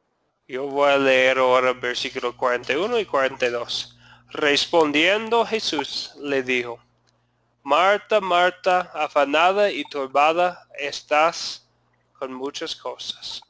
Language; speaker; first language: Spanish; non-native, fluent; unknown